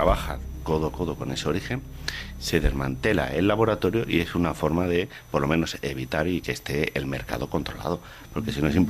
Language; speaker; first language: Spanish; native; Spanish